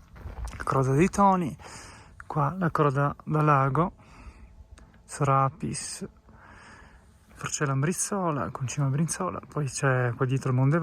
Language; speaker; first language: Italian; native; Italian